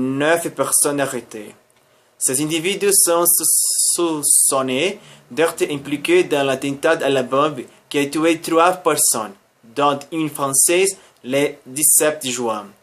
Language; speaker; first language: French; non-native, learner; Spanish